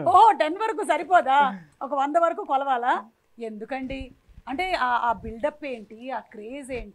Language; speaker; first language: Telugu; native; Telugu